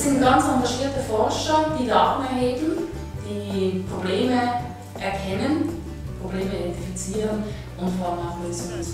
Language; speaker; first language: German; native; German